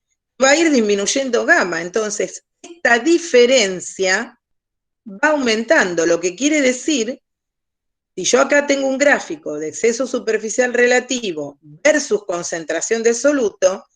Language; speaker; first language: Spanish; native; Spanish